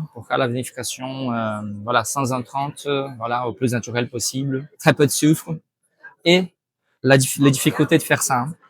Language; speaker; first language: French; non-native, fluent; Portuguese